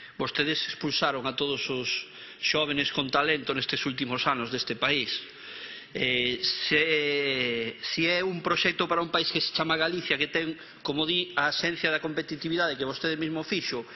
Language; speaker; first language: Galician; non-native, local second language; Spanish